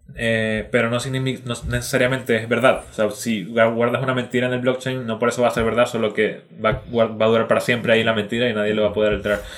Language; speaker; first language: Spanish; native; Spanish